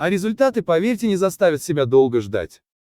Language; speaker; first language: Russian; native; Russian